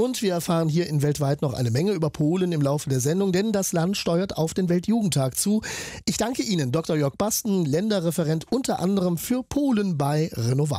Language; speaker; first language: German; native; German